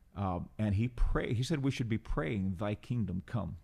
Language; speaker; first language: English; non-native, fluent; Spanish